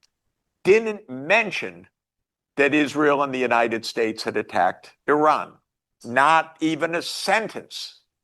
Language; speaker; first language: English; native; English